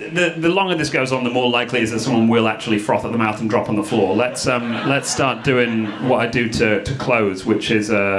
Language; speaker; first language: English; native; English